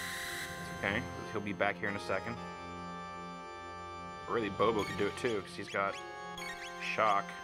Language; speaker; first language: English; native; English